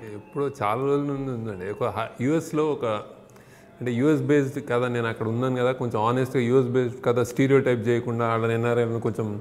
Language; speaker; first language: Telugu; native; Telugu